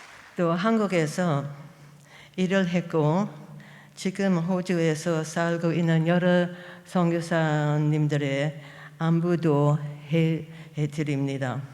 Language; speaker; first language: Korean; non-native, fluent; English